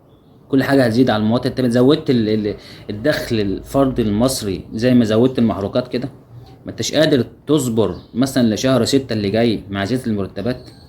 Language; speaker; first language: Arabic; native; Arabic